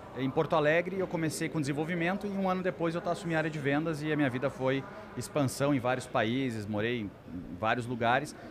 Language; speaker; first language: Portuguese; native; Portuguese